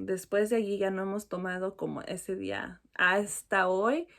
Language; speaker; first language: Spanish; early bilingual, heritage; Spanish